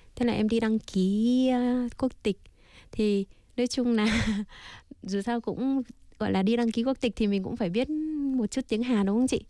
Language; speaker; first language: Vietnamese; native; Vietnamese